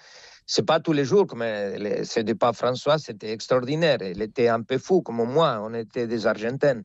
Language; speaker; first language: French; non-native, fluent; Spanish